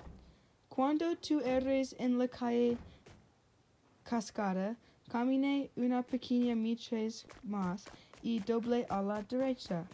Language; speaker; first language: Spanish; non-native, learner; English